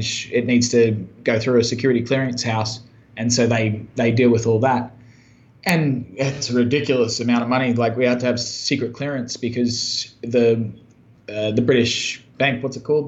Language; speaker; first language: English; native; English